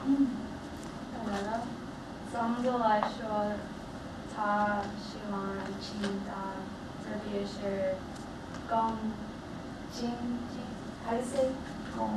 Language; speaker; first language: Chinese; non-native, learner; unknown